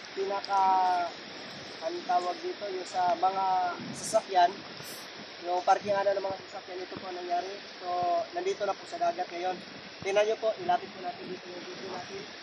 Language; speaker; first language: Filipino; non-native, local second language; Masbatenyo